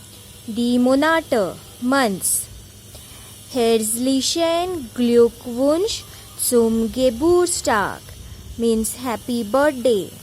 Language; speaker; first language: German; non-native, fluent; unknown